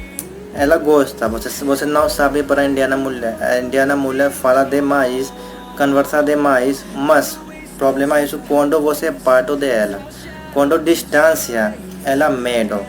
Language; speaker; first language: Portuguese; non-native, learner; Hindi